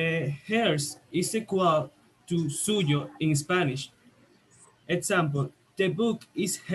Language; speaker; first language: English; non-native, learner; Spanish